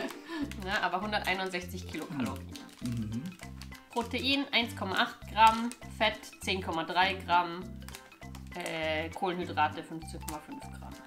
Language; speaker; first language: German; native; German